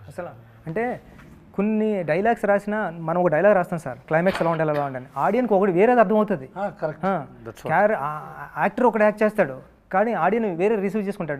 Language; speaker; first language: Telugu; native; Telugu